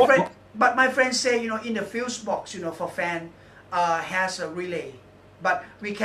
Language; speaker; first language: English; non-native, learner; Thai